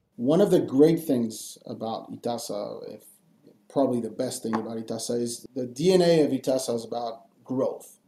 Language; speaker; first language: English; non-native, fluent; French